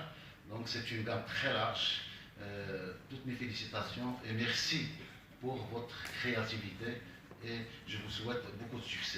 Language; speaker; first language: French; native; French